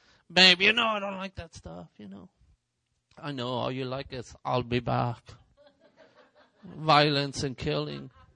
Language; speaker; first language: English; early bilingual, other home language; Spanish